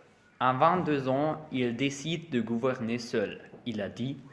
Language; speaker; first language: French; non-native, learner; German